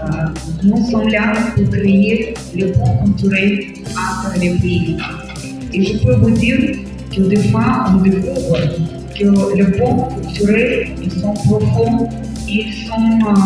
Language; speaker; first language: French; non-native, fluent; Russian